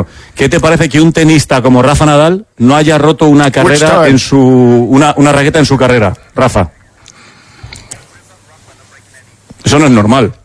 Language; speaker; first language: Spanish; native; Spanish